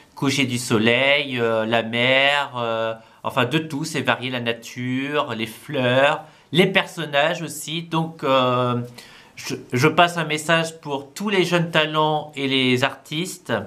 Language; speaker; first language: French; native; French